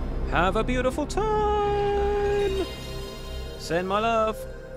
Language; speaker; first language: English; native; English